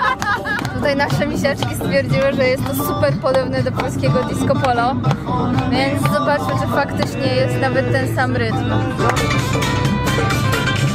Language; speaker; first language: Polish; native; Polish